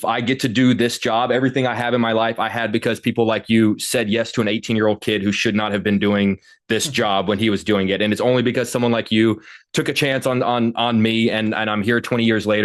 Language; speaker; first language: English; native; English